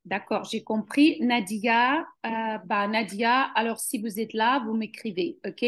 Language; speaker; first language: French; non-native, fluent; Ukrainian